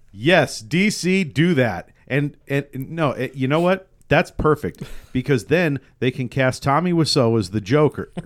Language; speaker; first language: English; native; English